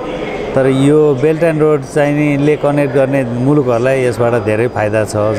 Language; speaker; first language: Nepali; native; Nepali